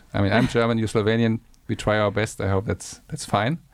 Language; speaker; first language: English; non-native, fluent; German